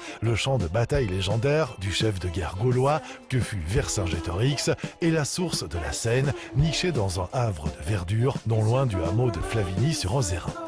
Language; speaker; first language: French; native; French